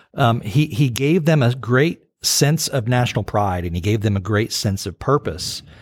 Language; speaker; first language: English; native; English